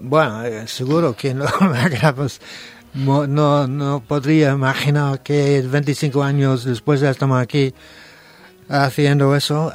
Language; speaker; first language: Spanish; non-native, learner; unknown